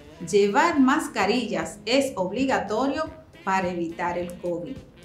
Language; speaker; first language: Spanish; native; Spanish